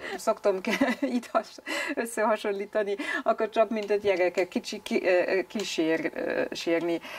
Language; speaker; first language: Hungarian; non-native, learner; German